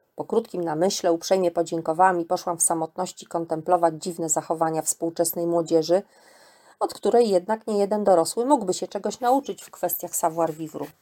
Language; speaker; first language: Polish; native; Polish